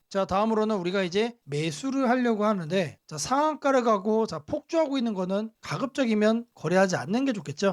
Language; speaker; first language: Korean; native; Korean